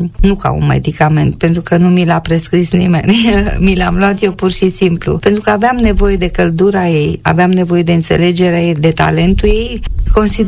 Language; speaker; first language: Romanian; native; Romanian